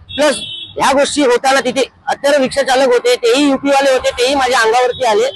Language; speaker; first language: Marathi; non-native, local second language; Hindi